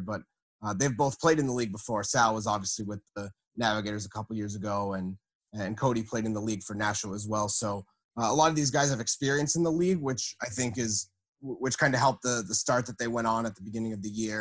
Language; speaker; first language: English; native; English